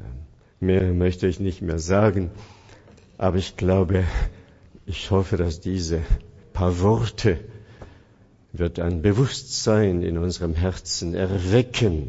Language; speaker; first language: German; non-native, fluent; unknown